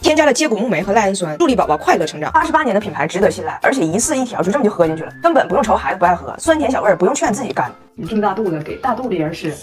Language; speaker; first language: Chinese; native; Chinese